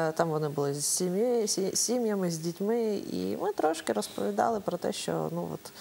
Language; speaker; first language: Ukrainian; native; Ukrainian